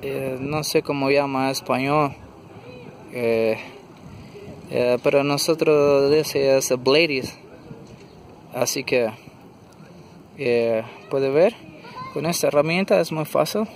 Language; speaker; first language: Spanish; non-native, learner; English